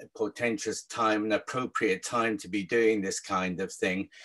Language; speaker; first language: English; native; English